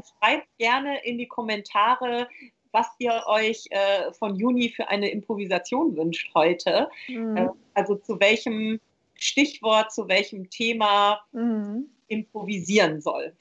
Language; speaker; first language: German; native; German